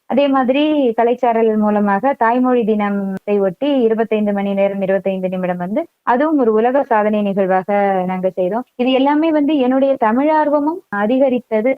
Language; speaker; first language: Tamil; non-native, local second language; Malayalam